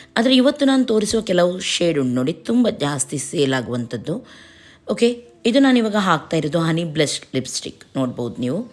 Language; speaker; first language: Kannada; native; Kannada